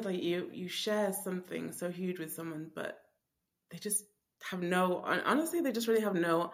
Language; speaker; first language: English; native; English